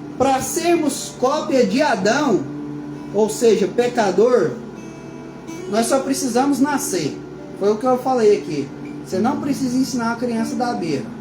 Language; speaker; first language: Portuguese; native; Portuguese